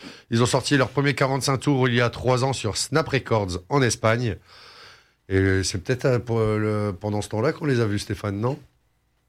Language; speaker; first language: French; native; French